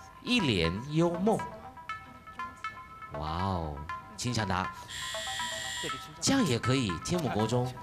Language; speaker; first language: Chinese; native; Chinese